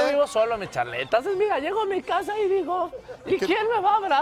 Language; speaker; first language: Spanish; native; Spanish